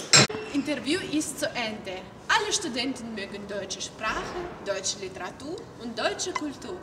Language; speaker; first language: German; non-native, learner; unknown